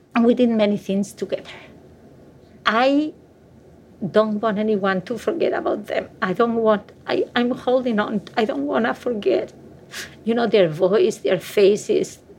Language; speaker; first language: English; non-native, fluent; Spanish